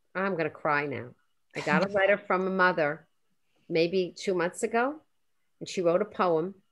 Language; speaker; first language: English; native; English